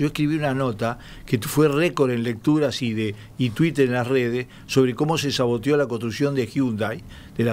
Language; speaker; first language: Spanish; native; Spanish